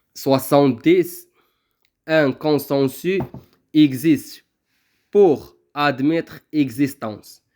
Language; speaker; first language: French; non-native, local second language; Arabic